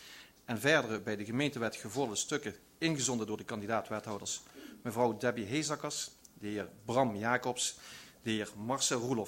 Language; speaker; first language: Dutch; native; Dutch